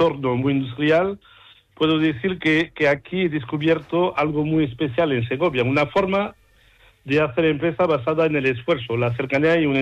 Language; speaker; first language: Spanish; non-native, fluent; French